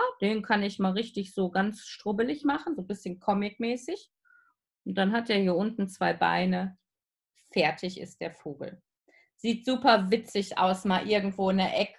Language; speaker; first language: German; native; German